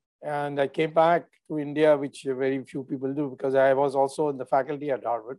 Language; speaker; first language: English; non-native, local second language; Tamil